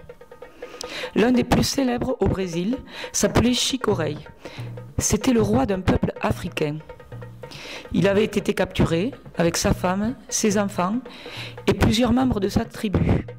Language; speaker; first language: French; native; French